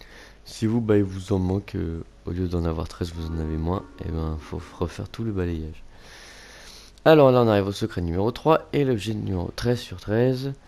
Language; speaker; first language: French; native; French